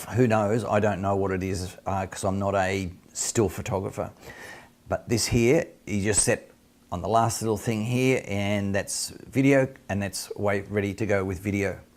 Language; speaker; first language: English; native; English